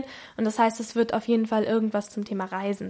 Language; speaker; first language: German; native; German